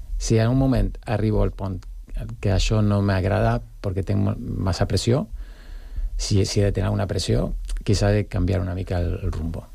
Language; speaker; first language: Catalan; non-native, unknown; Spanish